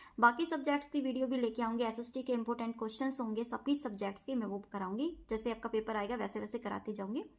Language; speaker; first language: Hindi; native; Hindi